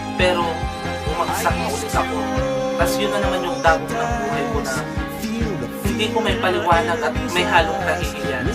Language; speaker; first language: Filipino; non-native, local second language; Iloko